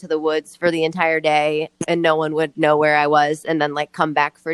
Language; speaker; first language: English; native; English